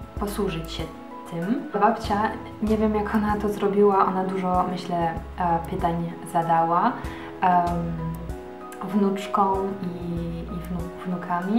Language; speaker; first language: Polish; early bilingual, heritage; Polish